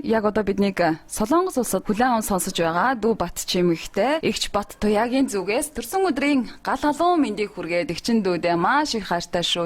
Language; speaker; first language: Mongolian; native; Mongolian